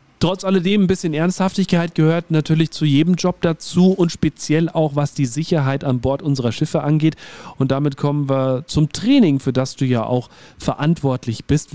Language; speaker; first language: German; native; German